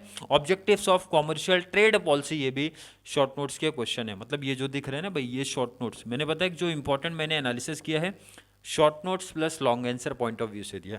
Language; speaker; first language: Hindi; native; Hindi